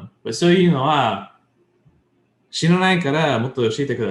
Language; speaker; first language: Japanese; non-native, learner; English